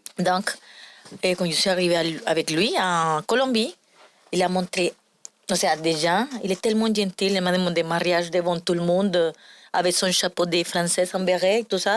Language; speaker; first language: French; non-native, learner; Spanish